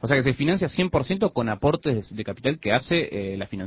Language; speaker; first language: Spanish; native; Spanish